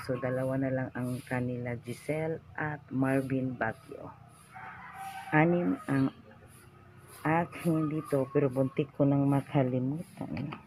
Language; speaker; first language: Filipino; non-native, local second language; Cebuano